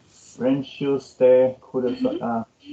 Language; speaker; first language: Japanese; non-native, learner; English